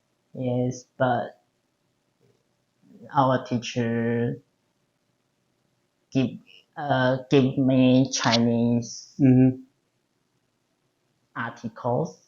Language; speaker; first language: English; non-native, learner; Chinese